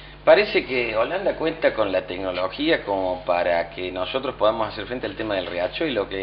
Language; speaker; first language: Spanish; native; Spanish